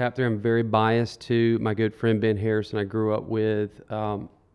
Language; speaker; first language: English; native; English